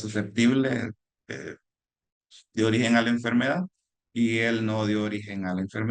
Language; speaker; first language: Spanish; native; Spanish